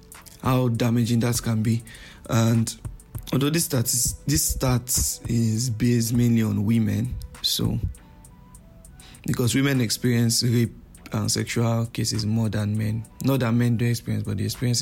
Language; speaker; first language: English; non-native, local second language; Yoruba